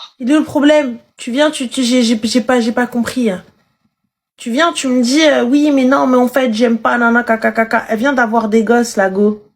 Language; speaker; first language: French; early bilingual, other home language; Arabic